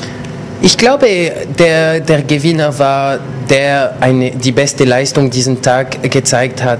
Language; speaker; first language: German; non-native, local second language; French